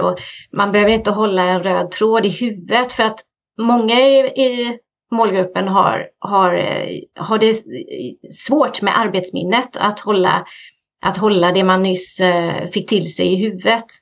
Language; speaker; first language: Swedish; native; Swedish